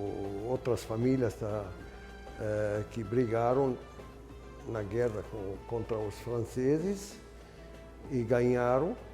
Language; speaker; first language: Portuguese; non-native, fluent; Arabic